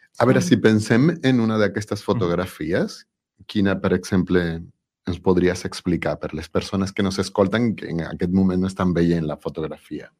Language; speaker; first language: Catalan; non-native, local second language; Spanish